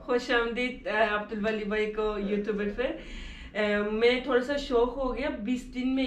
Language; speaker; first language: Hindi; non-native, fluent; Turkish